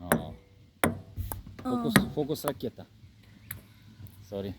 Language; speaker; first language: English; non-native, learner; Russian